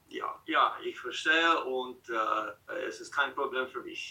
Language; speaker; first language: German; non-native, fluent; English